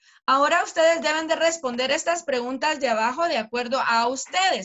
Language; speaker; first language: Spanish; native; Spanish